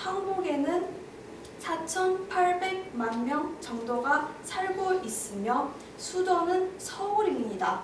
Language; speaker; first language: Korean; non-native, learner; Chinese